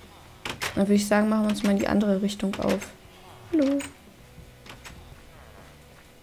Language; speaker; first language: German; native; German